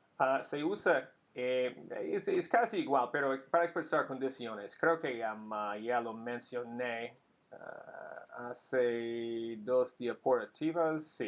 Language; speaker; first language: Spanish; non-native, fluent; English